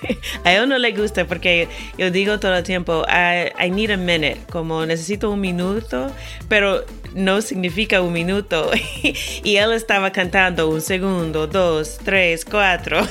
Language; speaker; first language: Spanish; non-native, fluent; English